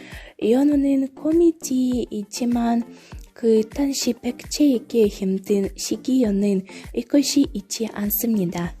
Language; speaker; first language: Korean; non-native, learner; Russian